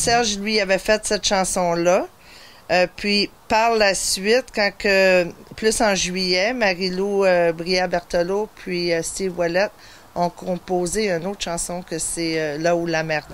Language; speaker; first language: French; native; French